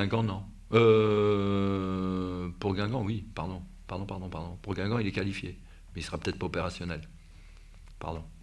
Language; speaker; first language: French; native; French